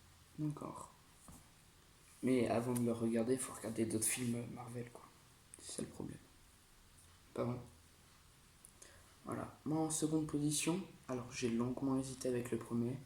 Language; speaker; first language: French; native; French